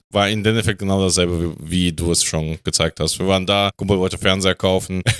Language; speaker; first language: German; non-native, fluent; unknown